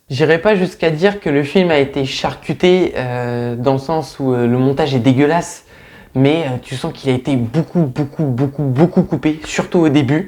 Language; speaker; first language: French; native; French